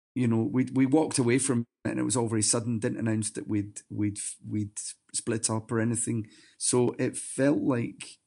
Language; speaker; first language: English; native; English